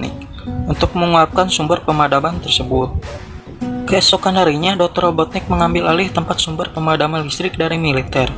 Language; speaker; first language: Indonesian; native; Indonesian